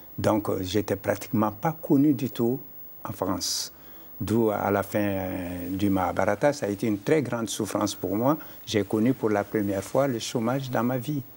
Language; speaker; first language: French; non-native, local second language; Mandingo